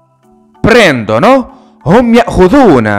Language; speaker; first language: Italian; non-native, fluent; Arabic